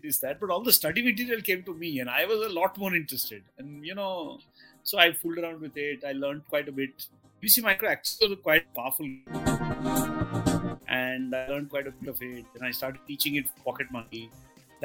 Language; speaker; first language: English; non-native, local second language; Bangla